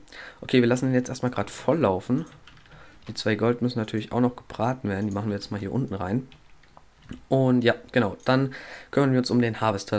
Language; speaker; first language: German; native; German